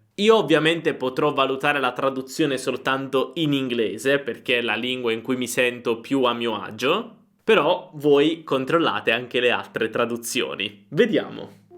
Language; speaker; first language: Italian; native; Italian